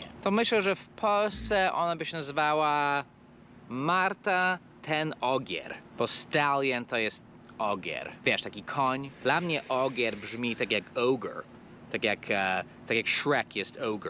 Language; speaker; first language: Polish; non-native, fluent; English